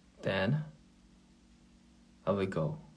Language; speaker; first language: English; non-native, learner; Korean